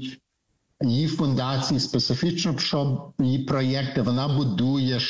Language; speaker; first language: Ukrainian; early bilingual, heritage; Ukrainian